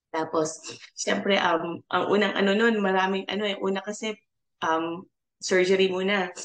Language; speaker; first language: English; non-native, local second language; Filipino